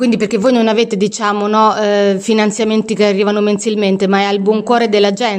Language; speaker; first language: Italian; native; Italian